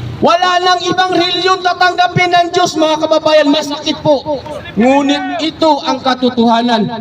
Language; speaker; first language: Filipino; non-native, local second language; Cebuano